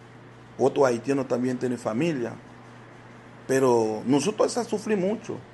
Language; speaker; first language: Spanish; non-native, learner; Haitian Creole